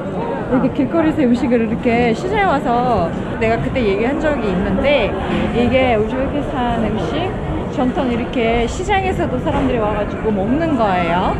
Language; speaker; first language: Korean; non-native, fluent; Russian